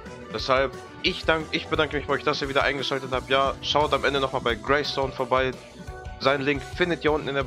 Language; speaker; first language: German; native; German